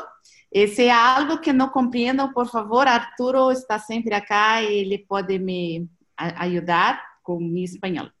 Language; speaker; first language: Spanish; non-native, learner; Portuguese